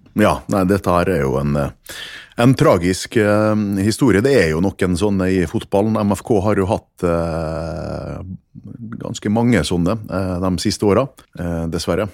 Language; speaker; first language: Norwegian; native; Norwegian